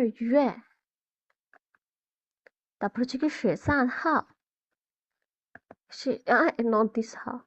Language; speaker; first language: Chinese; non-native, fluent; Bangla